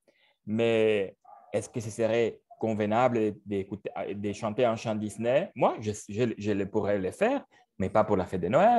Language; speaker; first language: French; non-native, fluent; Spanish